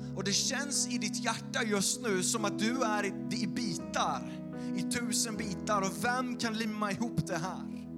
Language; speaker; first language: Swedish; native; Swedish